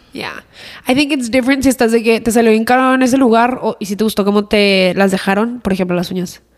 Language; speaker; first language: Spanish; native; Spanish